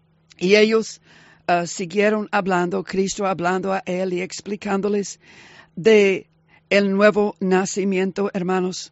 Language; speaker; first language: Spanish; non-native, fluent; English